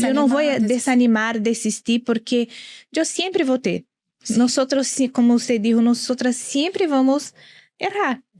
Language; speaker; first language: Portuguese; non-native, learner; Spanish